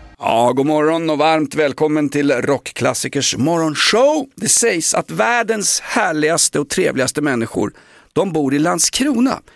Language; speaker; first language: Swedish; native; Swedish